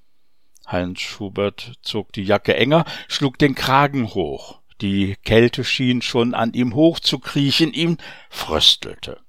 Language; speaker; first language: German; native; German